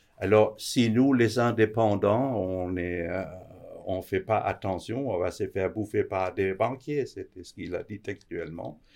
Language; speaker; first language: French; non-native, fluent; Danish